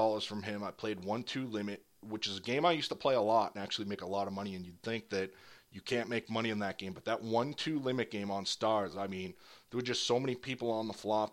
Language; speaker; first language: English; native; English